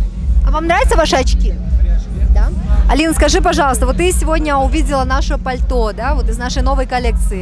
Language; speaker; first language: Russian; native; Russian